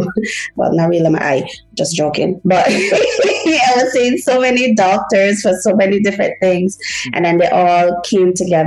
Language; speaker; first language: English; early bilingual, other home language; Haitian Creole